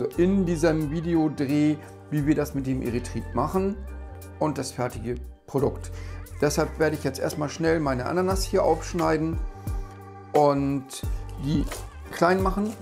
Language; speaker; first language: German; native; German